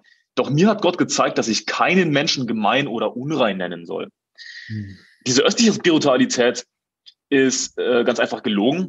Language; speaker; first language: German; native; German